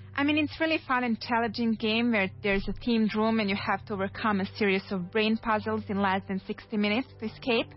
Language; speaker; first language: English; non-native, fluent; Serbian